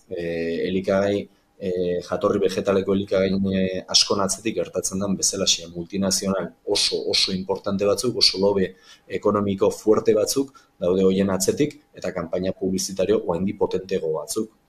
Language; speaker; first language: Basque; native; Basque